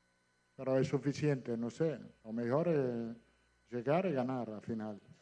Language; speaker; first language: Portuguese; non-native, fluent; Italian